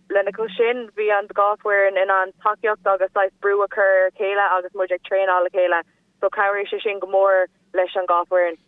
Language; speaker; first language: Irish; non-native, local second language; English